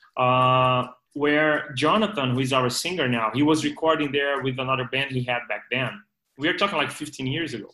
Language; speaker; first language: English; non-native, fluent; Portuguese